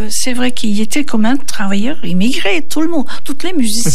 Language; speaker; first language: French; non-native, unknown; Turkish